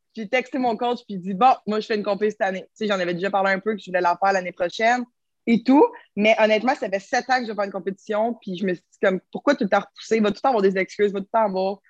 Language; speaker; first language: French; native; French